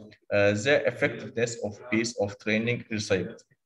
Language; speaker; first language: English; non-native, learner; Azerbaijani